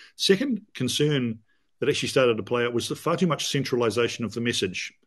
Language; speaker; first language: English; native; English